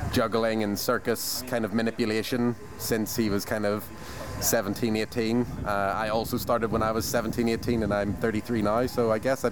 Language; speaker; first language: English; native; English